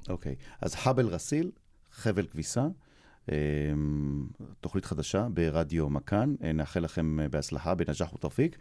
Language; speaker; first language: Hebrew; native; Hebrew